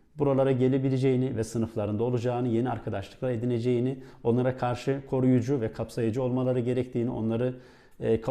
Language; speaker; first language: Turkish; native; Turkish